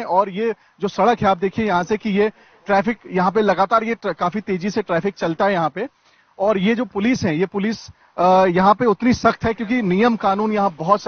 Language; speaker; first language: Hindi; native; Hindi